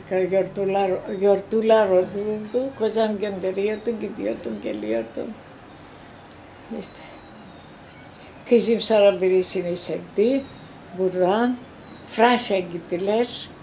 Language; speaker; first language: Turkish; non-native, local second language; Greek